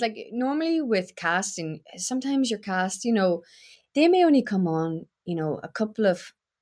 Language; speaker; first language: English; native; English